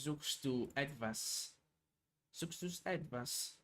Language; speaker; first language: German; non-native, learner; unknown